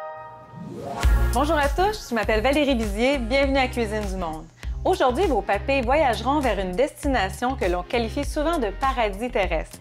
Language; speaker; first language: French; native; French